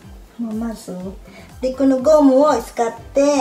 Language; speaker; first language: Japanese; non-native, fluent; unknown